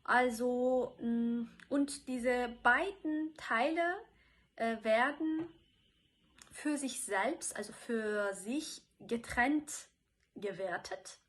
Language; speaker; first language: German; non-native, fluent; Turkish